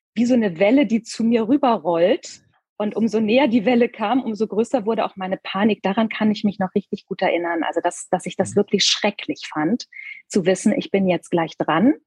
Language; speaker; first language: German; native; German